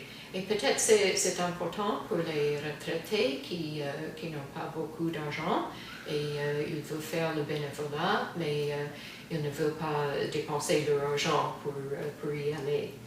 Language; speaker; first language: French; non-native, fluent; English